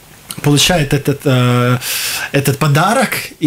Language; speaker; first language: Russian; non-native, local second language; Latvian